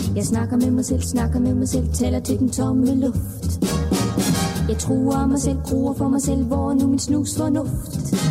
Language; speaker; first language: Danish; non-native, fluent; English